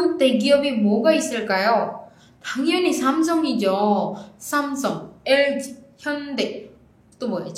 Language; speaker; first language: Korean; non-native, fluent; Indonesian